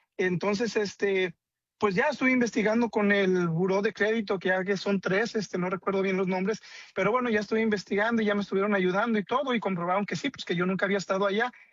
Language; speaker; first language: Spanish; native; Spanish